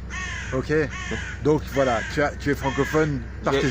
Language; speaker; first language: French; native; French